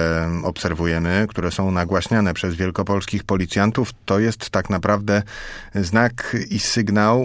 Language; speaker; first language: Polish; native; Polish